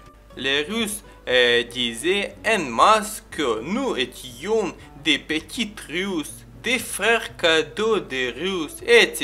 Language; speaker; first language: French; non-native, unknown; Ukrainian